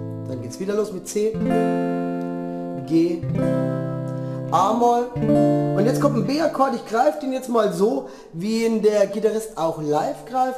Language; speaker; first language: German; native; German